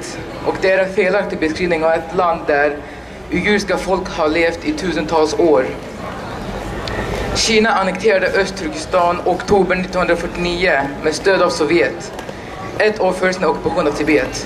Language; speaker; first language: Swedish; non-native, learner; Uyghur